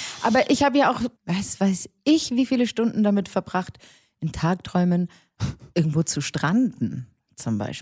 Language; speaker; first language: German; native; German